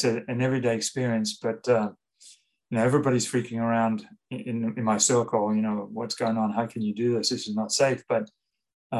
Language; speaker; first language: English; native; English